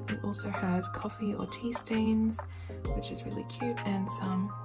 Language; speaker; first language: English; native; English